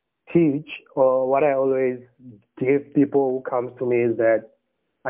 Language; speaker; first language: English; non-native, local second language; Tswana